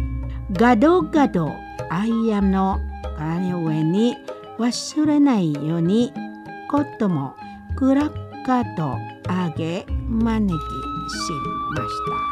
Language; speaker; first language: Japanese; non-native, learner; Indonesian